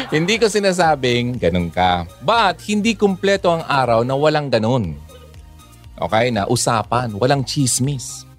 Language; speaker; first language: Filipino; non-native, local second language; Bikol